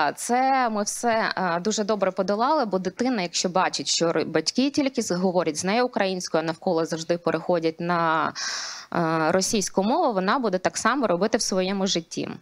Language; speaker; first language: Ukrainian; non-native, local second language; Russian